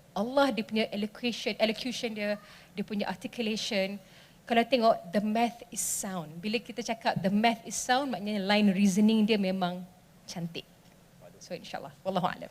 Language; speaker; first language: Malay; native; Malay